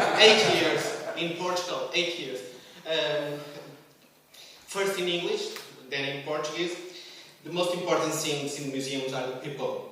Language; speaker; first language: English; non-native, fluent; Portuguese